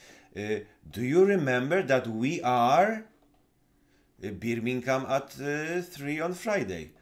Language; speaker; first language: English; non-native, fluent; Polish